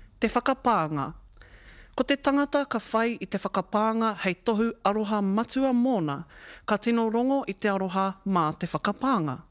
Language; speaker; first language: Māori; non-native, local second language; English